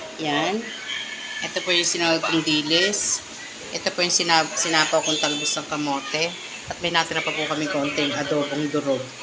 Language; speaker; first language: Filipino; native; Filipino